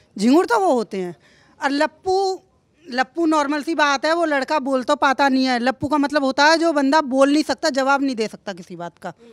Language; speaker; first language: Hindi; native; Hindi